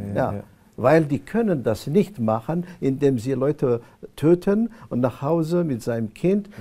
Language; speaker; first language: German; non-native, fluent; Arabic